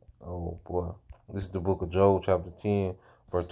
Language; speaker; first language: English; native; English